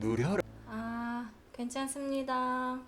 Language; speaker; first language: Korean; non-native, fluent; Japanese